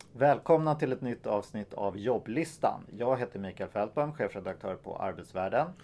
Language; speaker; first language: Swedish; native; Swedish